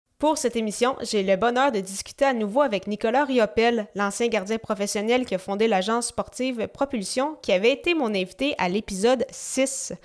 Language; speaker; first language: French; native; French